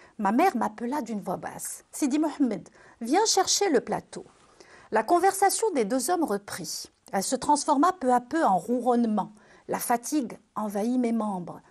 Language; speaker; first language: French; non-native, local second language; Arabic